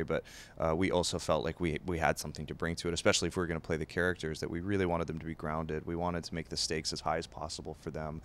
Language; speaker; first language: English; native; English